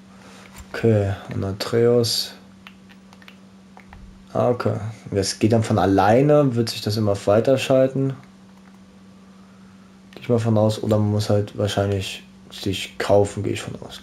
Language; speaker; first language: German; native; German